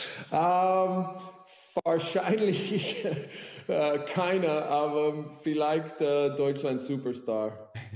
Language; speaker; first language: German; non-native, fluent; English